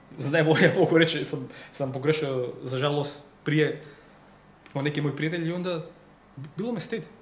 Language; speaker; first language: Serbian; non-native, fluent; Macedonian